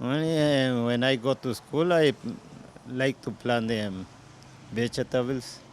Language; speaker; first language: English; non-native, local second language; Spanish